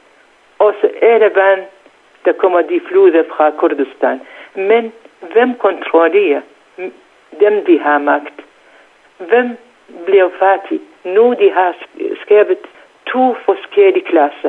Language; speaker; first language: Danish; non-native, learner; Central Kurdish